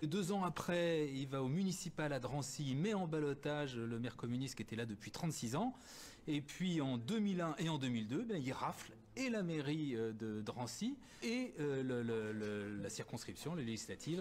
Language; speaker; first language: French; native; French